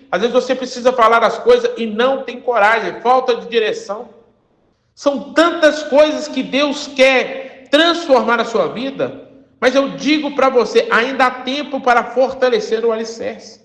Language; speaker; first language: Portuguese; native; Portuguese